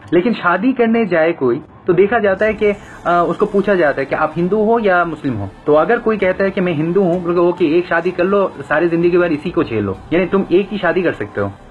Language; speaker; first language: Hindi; non-native, fluent; Bangla